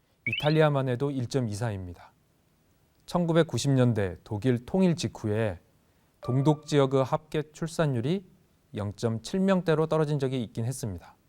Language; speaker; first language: Korean; native; Korean